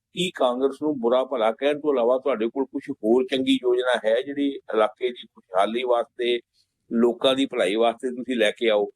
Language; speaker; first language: Punjabi; native; Punjabi